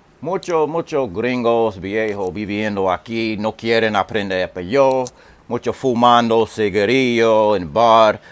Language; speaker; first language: Spanish; non-native, learner; English